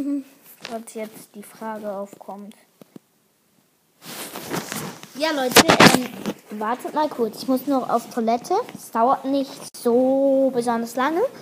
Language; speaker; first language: German; native; German